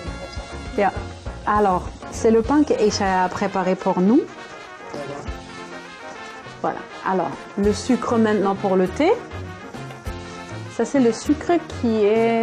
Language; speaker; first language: French; non-native, fluent; German